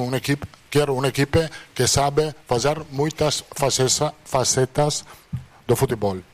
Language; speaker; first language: Portuguese; non-native, fluent; Italian